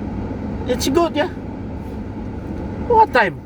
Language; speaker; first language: English; non-native, local second language; Arabic